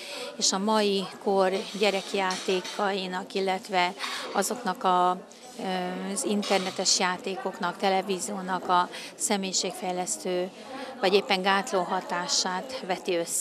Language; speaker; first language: Hungarian; native; Hungarian